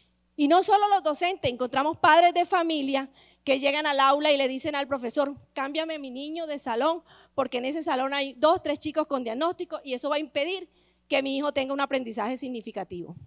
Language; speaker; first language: Spanish; native; Spanish